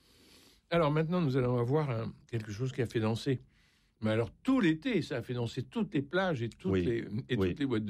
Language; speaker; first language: French; native; French